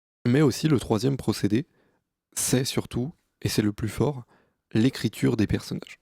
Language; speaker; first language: French; native; French